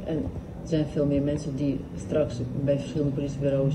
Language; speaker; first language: Dutch; non-native, fluent; Russian